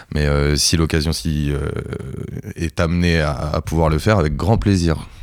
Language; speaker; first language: French; native; French